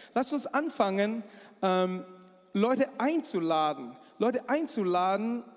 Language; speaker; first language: German; non-native, fluent; Malay